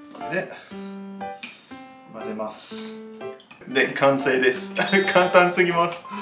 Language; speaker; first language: Japanese; non-native, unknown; English